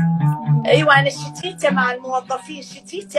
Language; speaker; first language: Arabic; native; Arabic